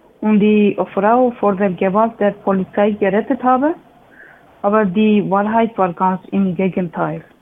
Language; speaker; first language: German; non-native, learner; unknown